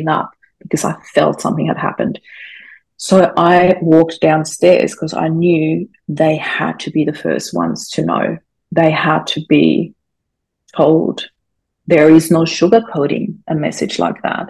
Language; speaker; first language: English; non-native, fluent; German